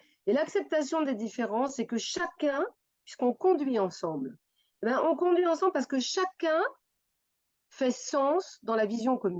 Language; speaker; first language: French; native; French